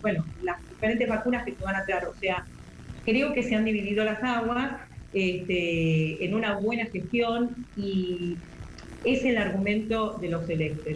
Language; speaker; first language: Spanish; native; Spanish